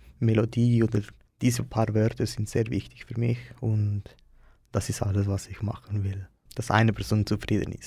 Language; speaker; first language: German; non-native, fluent; Spanish